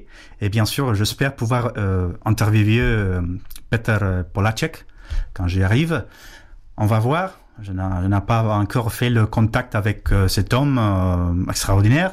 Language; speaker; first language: French; non-native, fluent; Spanish